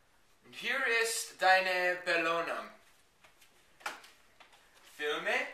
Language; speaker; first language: German; non-native, learner; English